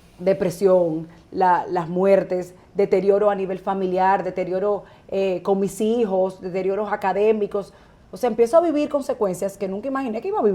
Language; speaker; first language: Spanish; native; Spanish